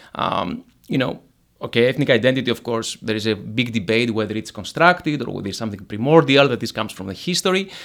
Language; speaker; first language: English; non-native, fluent; Greek